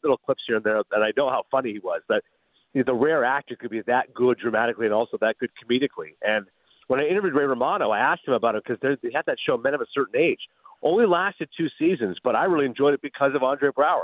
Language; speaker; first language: English; native; English